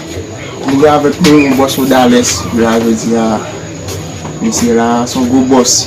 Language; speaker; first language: French; non-native, learner; Haitian Creole